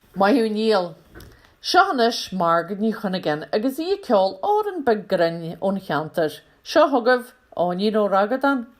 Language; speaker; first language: Irish; native; Irish